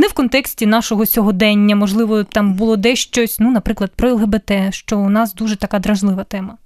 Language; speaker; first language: Ukrainian; native; Ukrainian